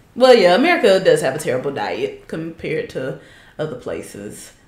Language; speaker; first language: English; native; English